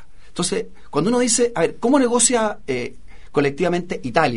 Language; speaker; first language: Spanish; native; Spanish